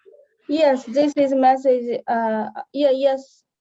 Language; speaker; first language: English; non-native, learner; Chinese